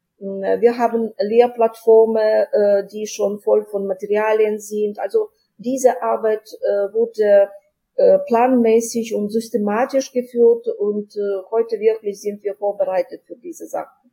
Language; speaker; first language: German; non-native, fluent; Ukrainian